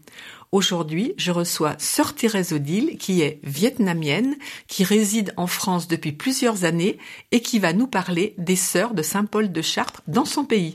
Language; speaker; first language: French; native; French